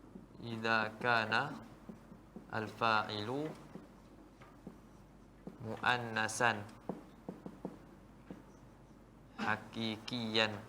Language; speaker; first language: Arabic; non-native, fluent; Malay